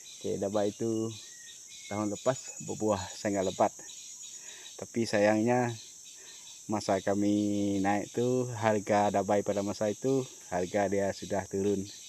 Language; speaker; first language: Malay; non-native, local second language; Iban